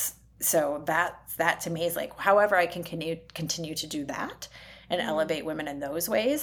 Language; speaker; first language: English; native; English